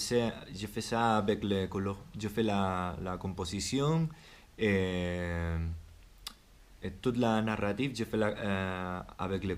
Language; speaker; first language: French; non-native, learner; Spanish